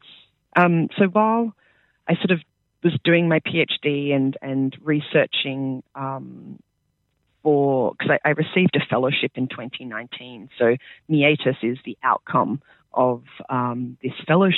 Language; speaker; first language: English; native; English